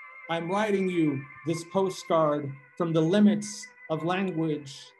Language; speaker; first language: English; non-native, local second language; Spanish